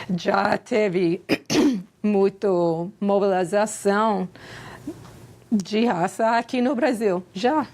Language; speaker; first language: Portuguese; non-native, fluent; English